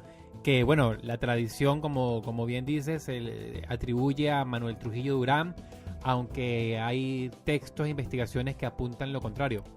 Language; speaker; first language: Spanish; native; Spanish